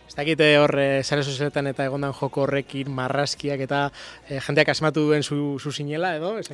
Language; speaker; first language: Basque; native; Basque